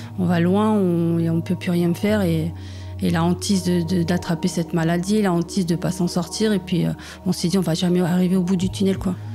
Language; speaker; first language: French; native; French